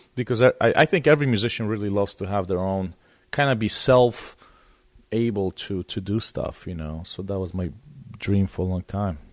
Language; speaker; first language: English; non-native, fluent; Polish